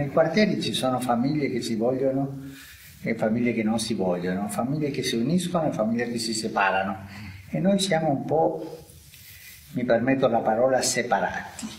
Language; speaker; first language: Italian; non-native, fluent; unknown